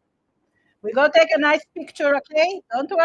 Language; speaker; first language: English; non-native, learner; Portuguese